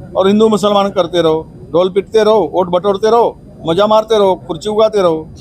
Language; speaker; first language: Hindi; non-native, local second language; Marathi